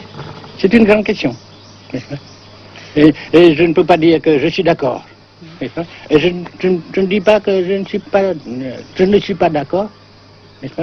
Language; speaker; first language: French; non-native, local second language; Vietnamese